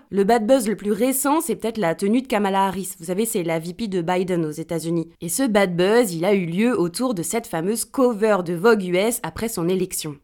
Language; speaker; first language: French; native; French